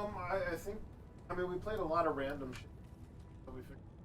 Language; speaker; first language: English; native; English